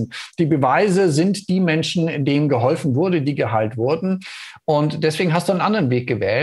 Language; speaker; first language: German; native; German